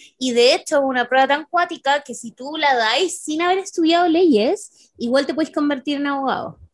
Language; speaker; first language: Spanish; native; Spanish